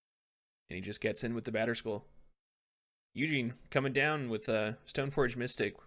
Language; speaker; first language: English; native; English